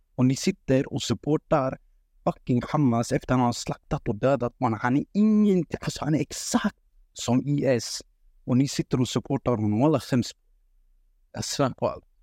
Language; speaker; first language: Swedish; early bilingual, other home language; Kurdish